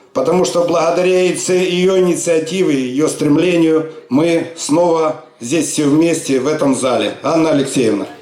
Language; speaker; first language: Russian; native; Russian